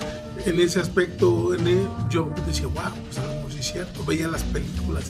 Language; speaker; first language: Spanish; native; Spanish